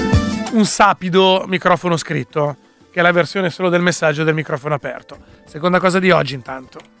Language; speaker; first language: Italian; native; Italian